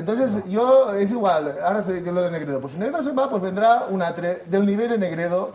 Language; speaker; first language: Spanish; non-native, local second language; Catalan